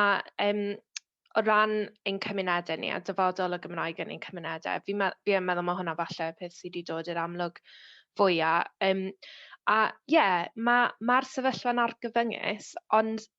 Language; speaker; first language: Welsh; native; Welsh